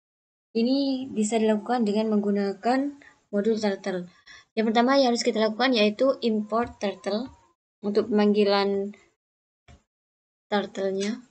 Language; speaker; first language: Indonesian; native; Indonesian